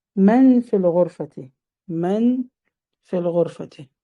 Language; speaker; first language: Arabic; non-native, fluent; Uzbek